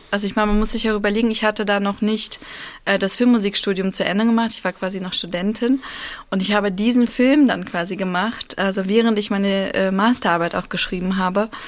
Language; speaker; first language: German; early bilingual, other home language; Russian